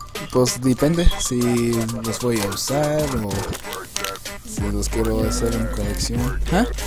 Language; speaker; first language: Spanish; early bilingual, heritage; Spanish